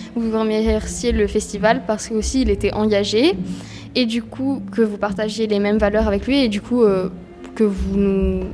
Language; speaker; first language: French; native; French